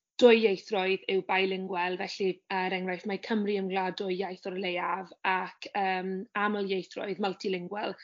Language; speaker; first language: Welsh; non-native, learner; English